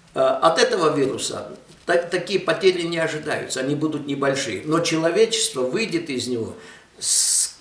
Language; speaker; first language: Russian; non-native, local second language; Armenian